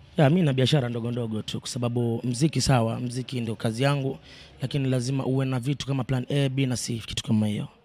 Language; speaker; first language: Swahili; native; Swahili